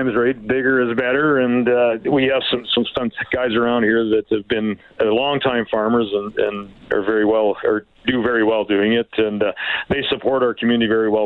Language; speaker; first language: English; native; English